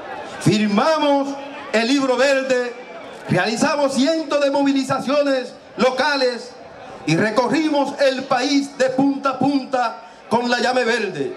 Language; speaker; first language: Spanish; native; Spanish